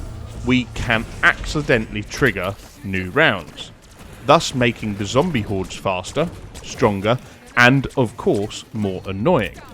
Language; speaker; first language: English; native; English